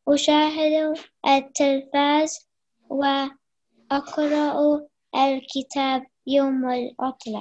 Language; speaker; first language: Arabic; non-native, learner; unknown